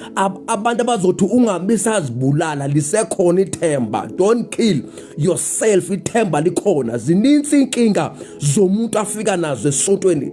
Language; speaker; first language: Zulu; non-native, local second language; Xhosa